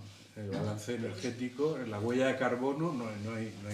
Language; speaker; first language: Spanish; native; Spanish